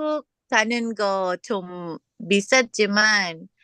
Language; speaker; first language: Korean; non-native, learner; English